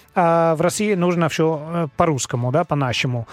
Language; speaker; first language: Russian; non-native, learner; Dutch